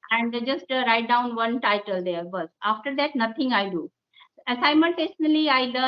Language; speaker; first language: English; non-native, local second language; Hindi